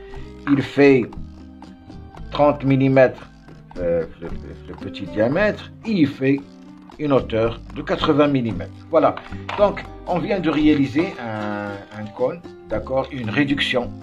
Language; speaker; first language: French; non-native, local second language; Arabic